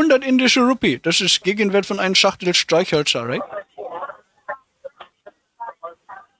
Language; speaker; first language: German; native; German